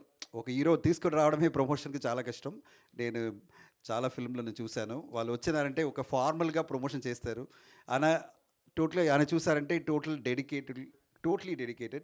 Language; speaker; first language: Telugu; non-native, learner; Tamil